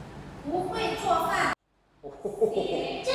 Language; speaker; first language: Chinese; native; Chinese